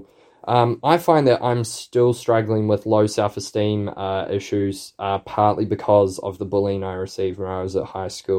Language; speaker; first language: English; native; English